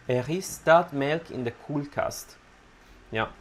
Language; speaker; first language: Dutch; non-native, learner; Italian